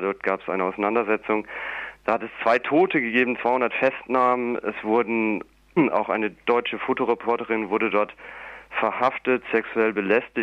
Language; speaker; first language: German; native; German